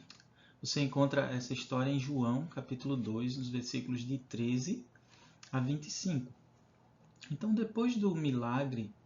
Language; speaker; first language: Portuguese; native; Portuguese